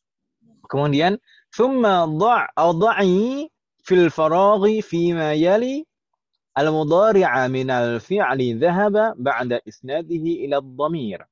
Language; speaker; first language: Arabic; non-native, fluent; Indonesian